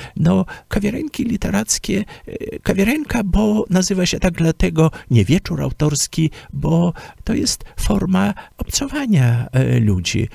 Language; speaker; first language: Polish; native; Polish